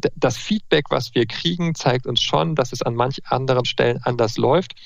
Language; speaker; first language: German; native; German